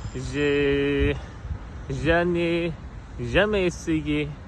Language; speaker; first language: French; non-native, learner; English